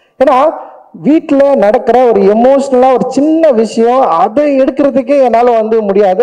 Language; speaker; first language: Tamil; native; Tamil